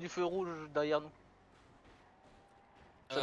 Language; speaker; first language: French; native; French